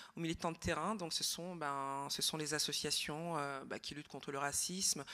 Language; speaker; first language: French; native; French